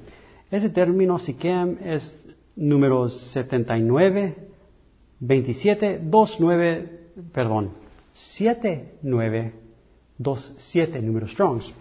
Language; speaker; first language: Spanish; early bilingual, heritage; English